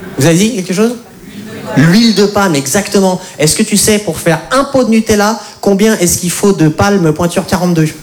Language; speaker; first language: French; native; French